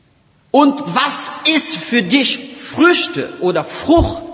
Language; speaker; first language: German; non-native, learner; Portuguese